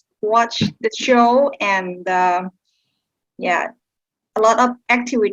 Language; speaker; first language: English; non-native, learner; Thai